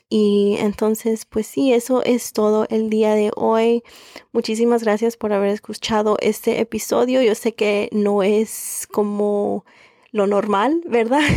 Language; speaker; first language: Spanish; early bilingual, heritage; Spanish